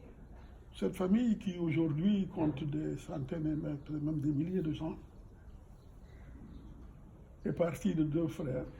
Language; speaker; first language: French; non-native, local second language; Fula